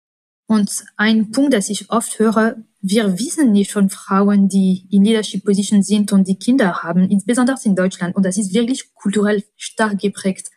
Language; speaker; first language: German; non-native, fluent; French